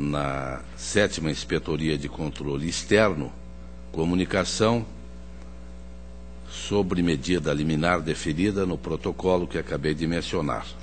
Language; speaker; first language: Portuguese; native; Portuguese